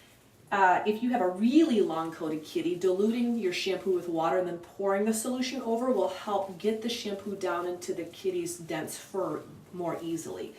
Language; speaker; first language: English; native; English